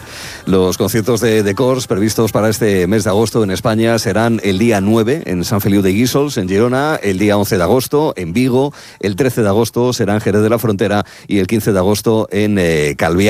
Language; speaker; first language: Spanish; native; Spanish